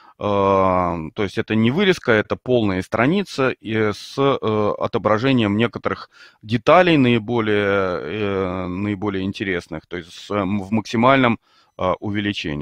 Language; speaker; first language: Russian; native; Russian